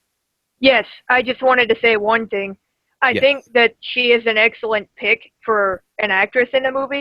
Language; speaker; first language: English; native; English